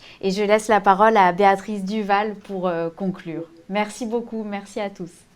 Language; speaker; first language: French; native; French